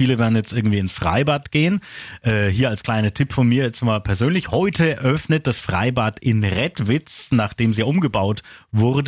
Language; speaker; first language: German; native; German